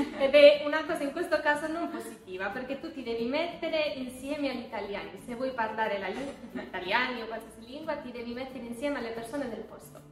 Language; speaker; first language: Italian; non-native, fluent; Spanish